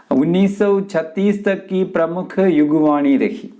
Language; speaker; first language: Hindi; non-native, local second language; Malayalam